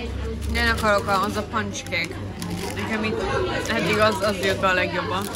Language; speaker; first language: Hungarian; early bilingual, heritage; English